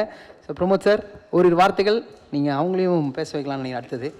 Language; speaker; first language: Tamil; native; Tamil